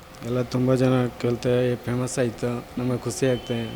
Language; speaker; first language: Kannada; non-native, learner; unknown